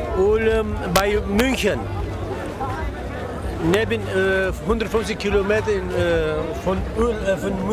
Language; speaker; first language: German; non-native, learner; Italian